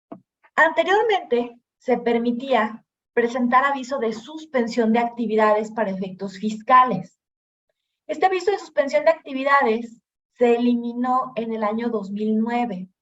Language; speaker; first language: Spanish; native; Spanish